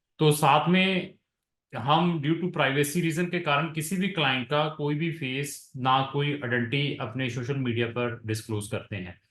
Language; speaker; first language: Hindi; non-native, local second language; Punjabi